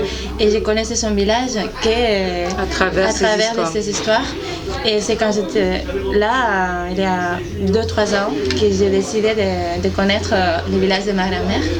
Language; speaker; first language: French; non-native, fluent; Spanish